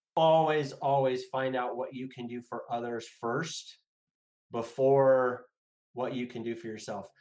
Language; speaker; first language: English; native; English